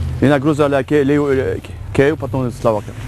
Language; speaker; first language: Russian; non-native, learner; Turkish